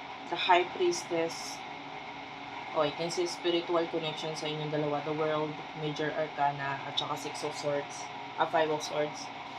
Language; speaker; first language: English; non-native, local second language; Filipino